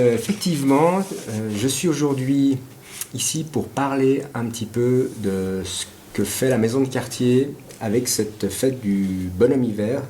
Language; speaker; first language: French; native; French